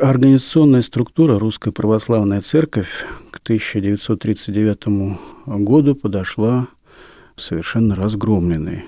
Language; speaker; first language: Russian; native; Russian